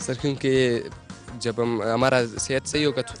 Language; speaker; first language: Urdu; non-native, local second language; Pashto